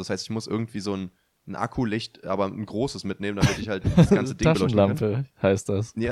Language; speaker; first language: German; native; German